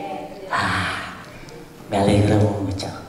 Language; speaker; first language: Spanish; non-native, fluent; Indonesian